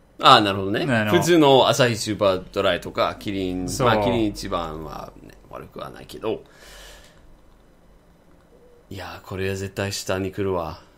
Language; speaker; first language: Japanese; non-native, fluent; English